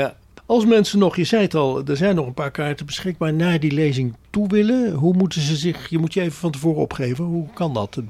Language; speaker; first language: Dutch; native; Dutch